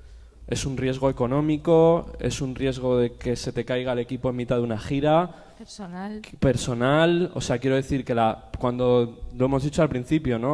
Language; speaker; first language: Spanish; native; Spanish